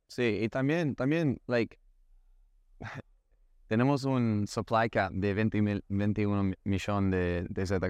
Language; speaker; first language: Spanish; non-native, learner; English